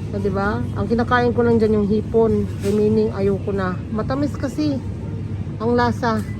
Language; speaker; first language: Filipino; native; Filipino